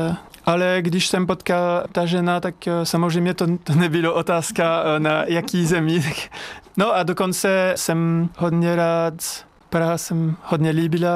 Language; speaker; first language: Czech; non-native, fluent; French